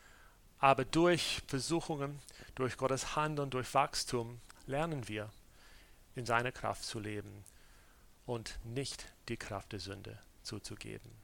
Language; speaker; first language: German; non-native, fluent; English